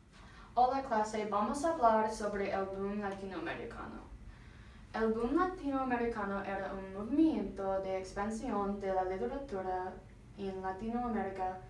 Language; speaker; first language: Spanish; non-native, learner; English